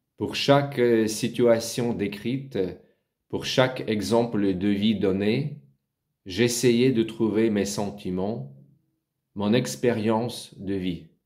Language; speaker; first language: French; non-native, learner; Ukrainian